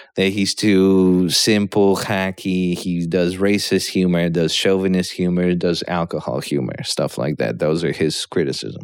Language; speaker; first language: English; early bilingual, other home language; Polish